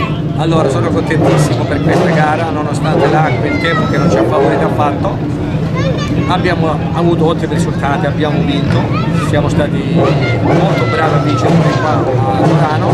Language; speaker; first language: Italian; native; Italian